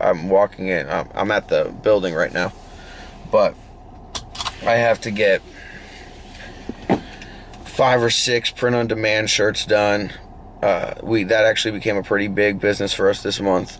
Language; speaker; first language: English; native; English